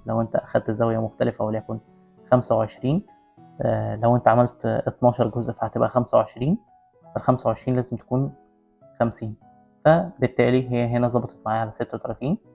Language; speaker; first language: Arabic; native; Arabic